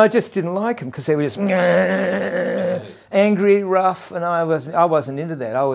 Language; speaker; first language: English; native; English